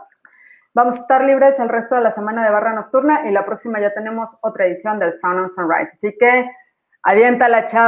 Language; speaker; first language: Spanish; native; Spanish